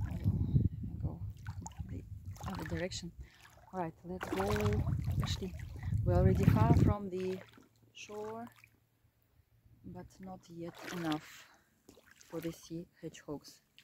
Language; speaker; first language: English; non-native, fluent; Russian